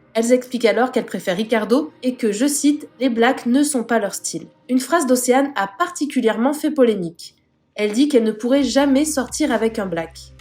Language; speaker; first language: French; native; French